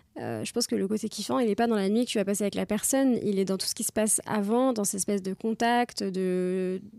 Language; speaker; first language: French; native; French